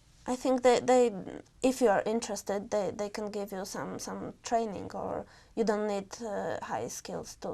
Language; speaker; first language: English; non-native, learner; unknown